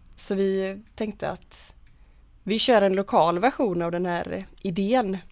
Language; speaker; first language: Swedish; native; Swedish